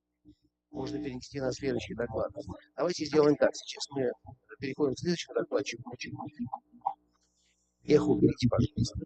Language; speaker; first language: Russian; native; Russian